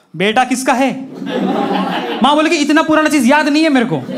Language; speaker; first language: Hindi; non-native, local second language; Gujarati